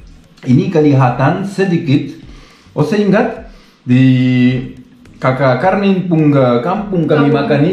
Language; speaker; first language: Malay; non-native, learner; Swiss German